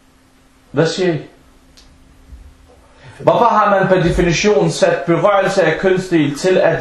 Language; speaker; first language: Danish; early bilingual, other home language; Arabic